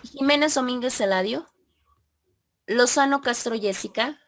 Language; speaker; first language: Spanish; native; Spanish